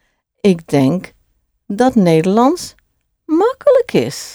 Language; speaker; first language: Dutch; non-native, fluent; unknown